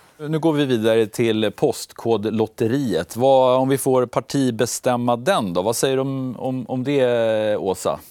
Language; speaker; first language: Swedish; native; Swedish